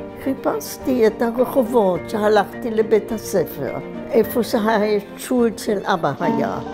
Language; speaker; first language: Hebrew; non-native, fluent; German